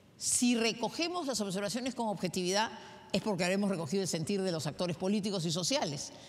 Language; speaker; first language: Spanish; native; Spanish